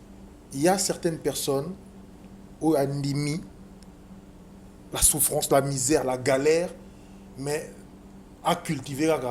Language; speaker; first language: French; non-native, local second language; Lingala